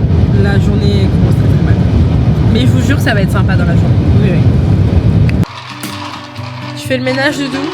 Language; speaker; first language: French; native; French